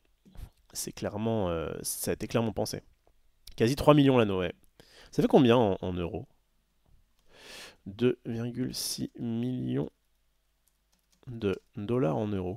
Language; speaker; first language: French; native; French